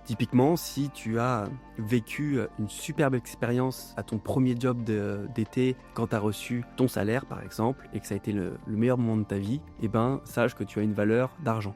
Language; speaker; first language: French; native; French